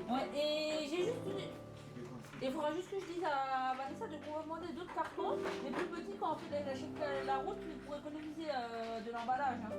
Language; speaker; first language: French; native; French